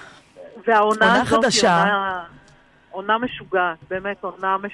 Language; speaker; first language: Hebrew; native; Hebrew